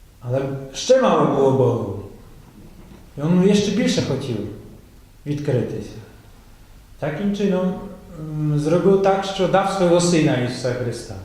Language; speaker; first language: Ukrainian; non-native, fluent; Polish